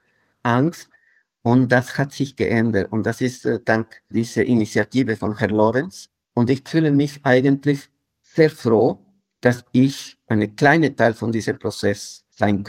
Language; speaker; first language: German; non-native, fluent; Spanish